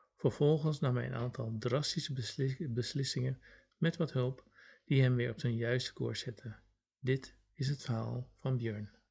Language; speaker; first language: Dutch; native; Dutch